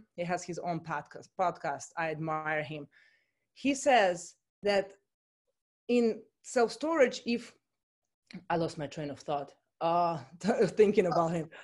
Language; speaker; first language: English; non-native, fluent; Russian